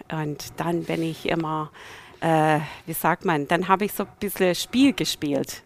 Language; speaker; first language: German; non-native, fluent; English